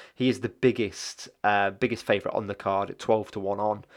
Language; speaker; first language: English; native; English